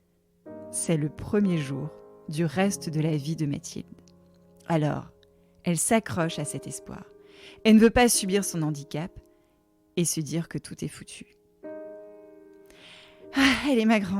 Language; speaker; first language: French; native; French